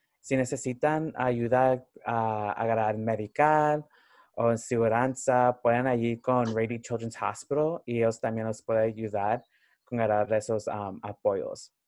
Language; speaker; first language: Spanish; early bilingual, heritage; Spanish